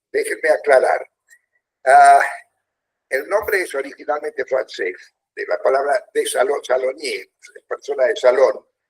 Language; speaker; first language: Spanish; early bilingual, other home language; German